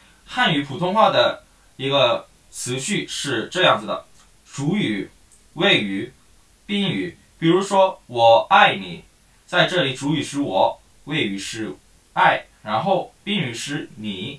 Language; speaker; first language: Chinese; non-native, fluent; Korean